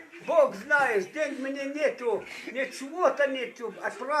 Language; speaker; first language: Russian; non-native, learner; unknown